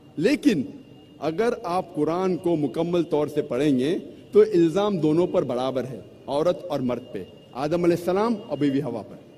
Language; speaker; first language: Urdu; non-native, local second language; Konkani